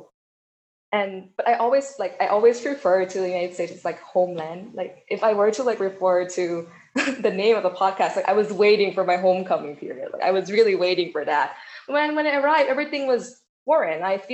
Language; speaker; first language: English; non-native, fluent; Thai